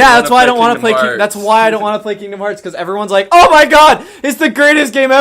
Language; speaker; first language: English; native; English